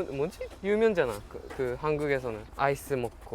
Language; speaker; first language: Korean; non-native, learner; Japanese